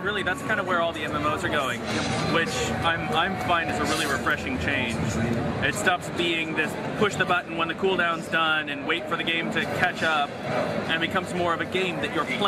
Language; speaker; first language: English; native; English